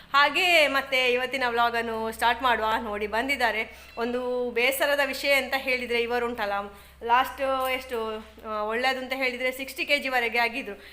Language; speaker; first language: Kannada; native; Kannada